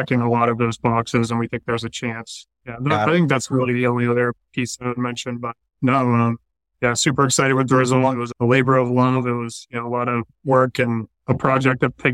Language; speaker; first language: English; native; English